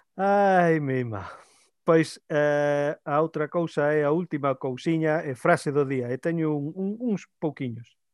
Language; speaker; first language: Galician; early bilingual, heritage; Galician